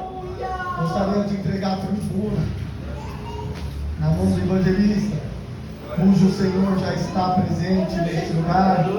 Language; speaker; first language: Portuguese; native; Portuguese